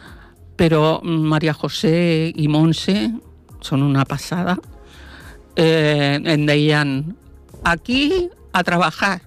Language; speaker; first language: Catalan; non-native, local second language; Spanish